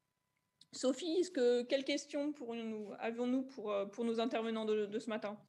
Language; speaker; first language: French; native; French